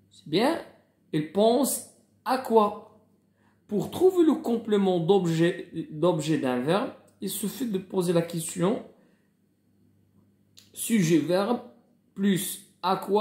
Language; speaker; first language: French; non-native, local second language; Arabic